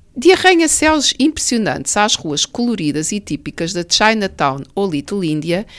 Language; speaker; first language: Portuguese; native; Portuguese